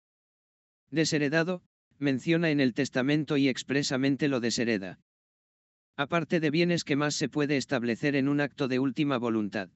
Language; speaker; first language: Spanish; native; Spanish